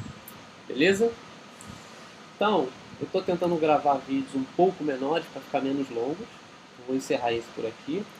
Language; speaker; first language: Portuguese; native; Portuguese